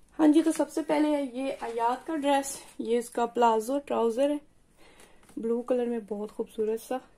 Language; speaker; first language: Hindi; native; Hindi